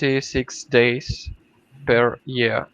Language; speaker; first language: English; non-native, learner; Russian